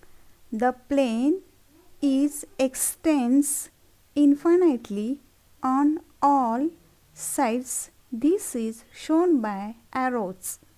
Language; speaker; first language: English; non-native, local second language; Marathi